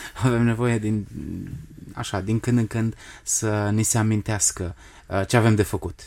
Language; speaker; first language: Romanian; native; Romanian